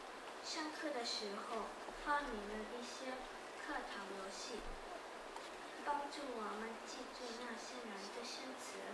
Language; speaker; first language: Chinese; non-native, learner; Japanese